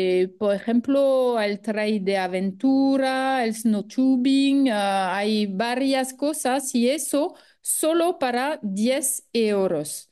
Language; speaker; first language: Spanish; non-native, fluent; French